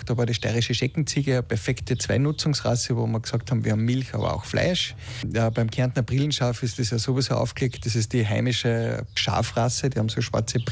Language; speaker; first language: German; native; German